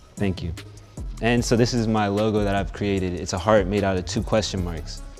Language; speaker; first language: English; native; English